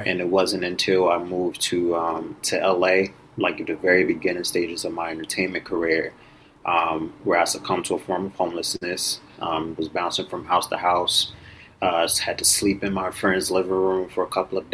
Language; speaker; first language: English; native; English